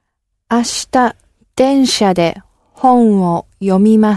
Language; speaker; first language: Japanese; non-native, learner; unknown